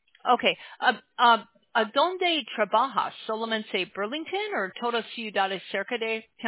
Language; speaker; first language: Spanish; non-native, learner; English